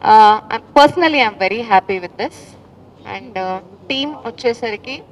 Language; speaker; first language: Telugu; non-native, fluent; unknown